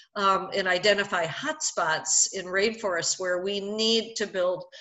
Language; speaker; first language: English; native; English